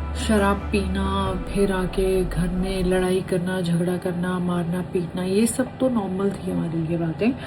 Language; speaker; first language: Hindi; non-native, local second language; Punjabi